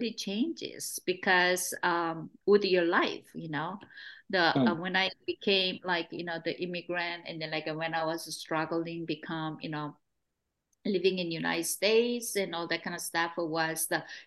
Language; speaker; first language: English; non-native, fluent; Korean